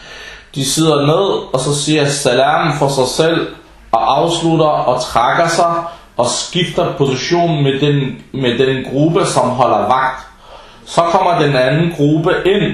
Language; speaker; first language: Danish; non-native, fluent; Arabic